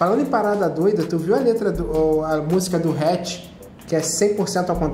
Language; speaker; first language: Portuguese; native; Portuguese